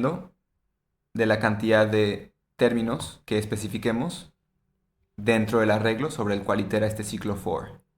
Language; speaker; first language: Spanish; native; Spanish